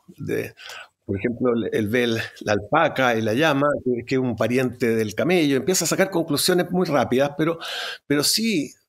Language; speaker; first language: Spanish; native; Spanish